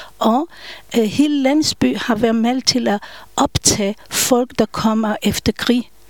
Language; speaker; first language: Danish; non-native, fluent; Hebrew